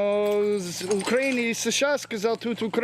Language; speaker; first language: Russian; non-native, learner; English